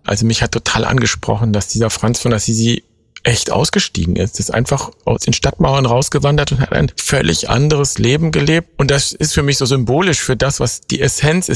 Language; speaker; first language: German; native; German